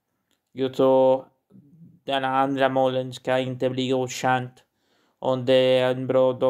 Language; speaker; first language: Swedish; non-native, learner; Portuguese